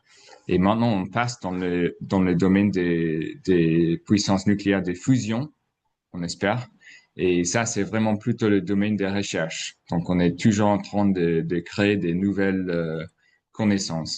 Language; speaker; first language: French; non-native, fluent; English